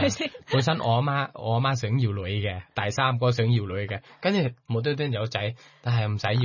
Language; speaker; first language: Cantonese; non-native, fluent; Thai